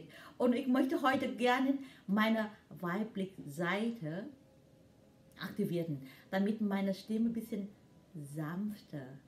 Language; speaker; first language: German; non-native, learner; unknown